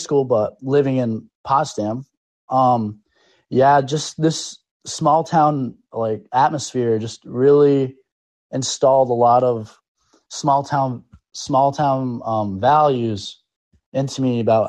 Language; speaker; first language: English; native; English